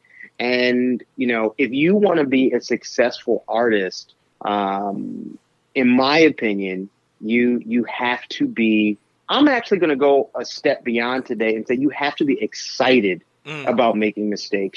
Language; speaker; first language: English; native; English